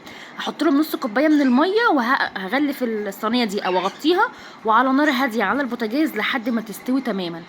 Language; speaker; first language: Arabic; native; Arabic